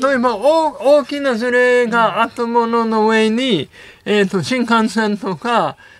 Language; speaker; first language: Japanese; non-native, fluent; English